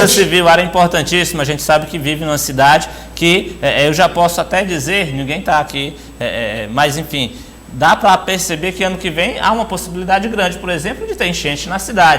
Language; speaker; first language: Portuguese; native; Portuguese